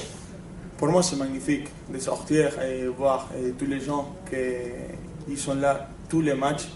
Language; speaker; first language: French; non-native, fluent; Spanish